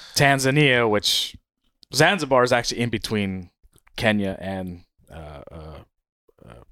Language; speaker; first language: English; native; English